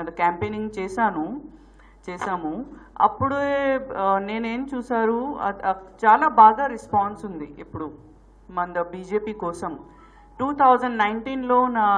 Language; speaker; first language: Telugu; non-native, learner; Gujarati